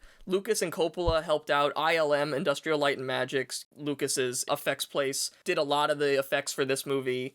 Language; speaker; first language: English; native; English